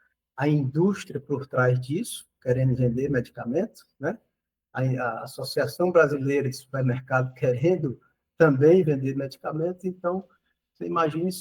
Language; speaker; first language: Portuguese; native; Portuguese